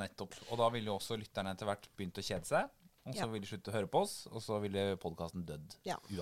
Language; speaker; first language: Norwegian; native; Norwegian